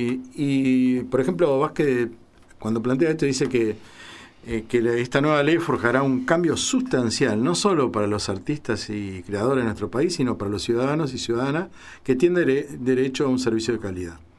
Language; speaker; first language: Spanish; native; Spanish